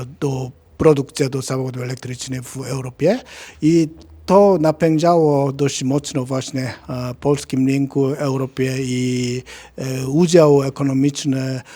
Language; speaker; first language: Polish; non-native, learner; Korean